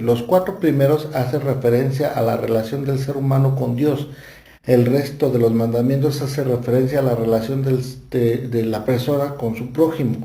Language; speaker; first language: Spanish; native; Spanish